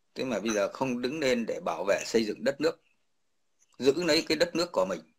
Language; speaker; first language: Vietnamese; native; Vietnamese